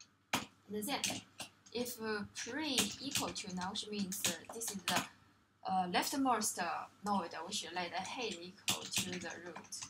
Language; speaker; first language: English; non-native, fluent; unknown